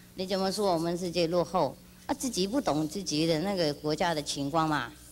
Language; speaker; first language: Chinese; non-native, fluent; Vietnamese